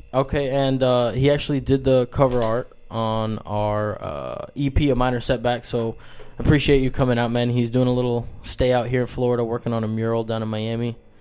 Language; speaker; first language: English; early bilingual, other home language; Spanish